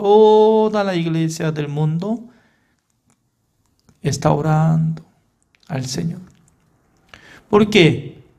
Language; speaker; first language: Spanish; non-native, fluent; Korean